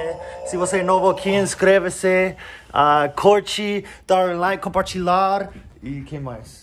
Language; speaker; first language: Portuguese; non-native, learner; English